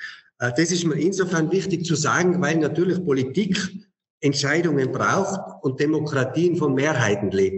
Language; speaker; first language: German; native; German